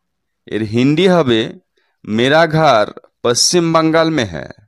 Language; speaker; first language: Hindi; non-native, fluent; Bangla